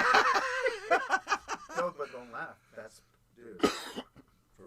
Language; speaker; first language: English; native; English